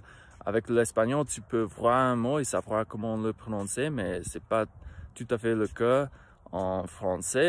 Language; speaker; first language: French; non-native, fluent; English